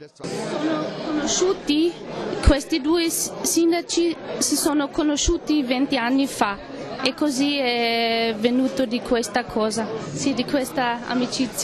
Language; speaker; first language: Italian; non-native, learner; German